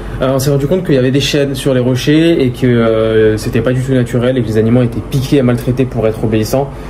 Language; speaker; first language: French; native; French